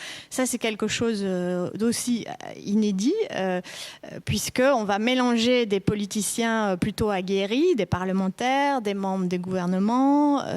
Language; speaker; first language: French; native; French